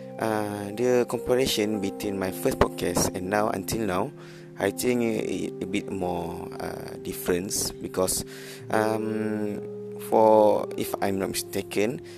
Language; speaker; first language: English; non-native, learner; Malay